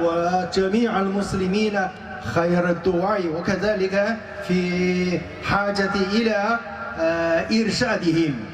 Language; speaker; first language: Arabic; non-native, fluent; Chinese